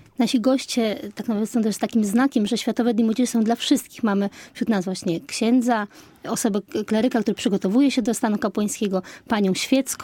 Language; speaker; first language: Polish; native; Polish